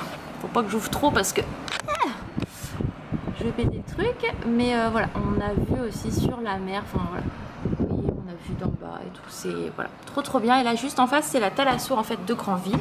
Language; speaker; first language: French; native; French